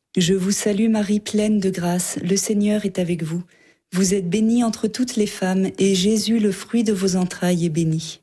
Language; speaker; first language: French; native; French